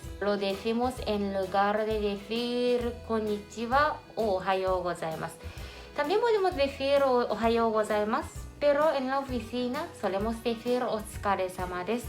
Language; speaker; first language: Spanish; non-native, fluent; Japanese